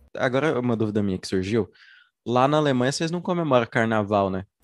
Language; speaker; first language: Portuguese; native; Portuguese